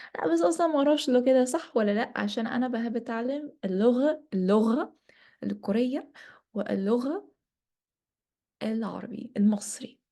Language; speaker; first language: Egyptian Arabic; non-native, learner; English